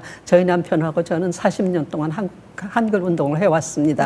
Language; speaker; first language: Korean; native; Korean